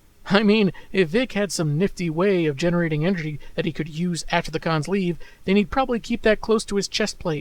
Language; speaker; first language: English; native; English